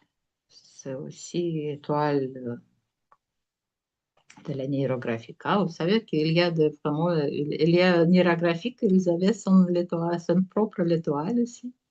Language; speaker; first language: French; non-native, learner; Russian